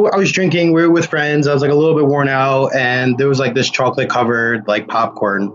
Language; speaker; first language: English; native; English